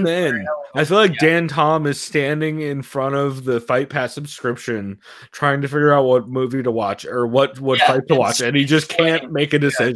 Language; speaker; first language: English; native; English